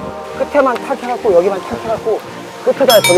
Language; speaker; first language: Korean; native; Korean